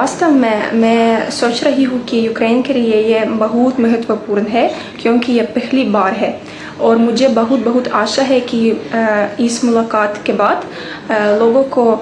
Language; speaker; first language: Hindi; non-native, learner; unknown